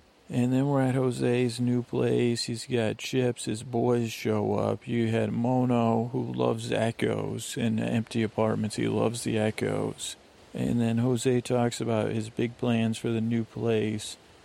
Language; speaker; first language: English; native; English